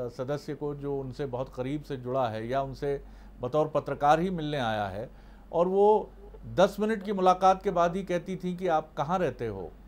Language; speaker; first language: Hindi; native; Hindi